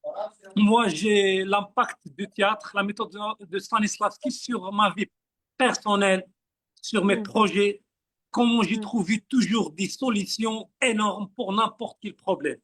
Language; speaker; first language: French; non-native, fluent; Arabic